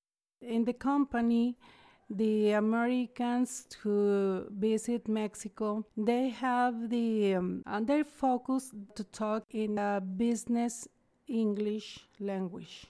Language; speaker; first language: English; non-native, fluent; Spanish